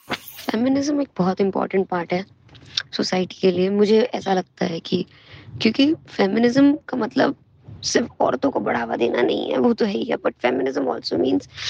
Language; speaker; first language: Hindi; native; Hindi